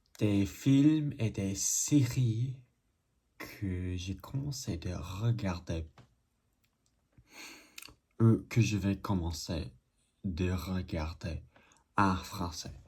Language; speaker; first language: French; non-native, learner; English